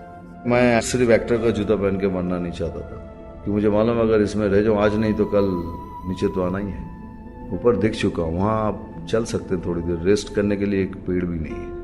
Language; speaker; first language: Hindi; non-native, local second language; Bangla